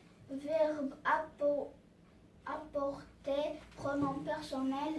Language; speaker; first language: French; non-native, learner; Arabic